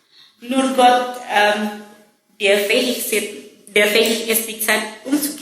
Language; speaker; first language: German; non-native, learner; Indonesian